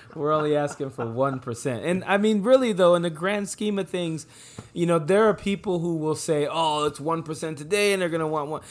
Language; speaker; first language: English; native; English